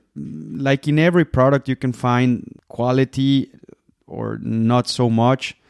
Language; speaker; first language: English; non-native, fluent; Spanish